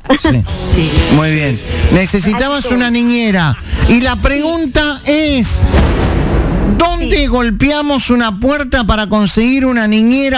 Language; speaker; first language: Spanish; native; Spanish